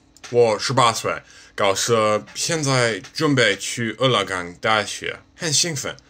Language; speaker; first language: Chinese; non-native, learner; English